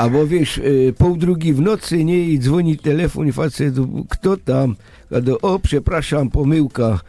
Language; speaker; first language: Polish; native; Polish